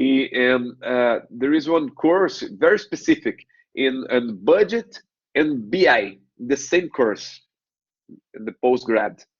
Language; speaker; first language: English; non-native, learner; Portuguese